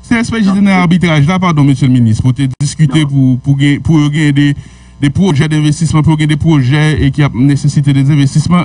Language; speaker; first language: French; non-native, local second language; Haitian Creole